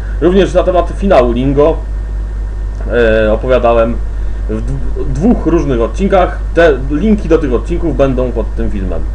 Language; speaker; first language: Polish; native; Polish